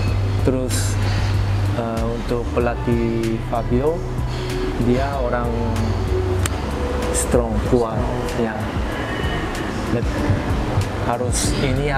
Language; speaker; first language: Indonesian; non-native, fluent; Korean